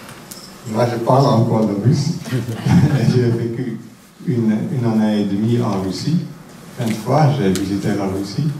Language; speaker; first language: French; non-native, fluent; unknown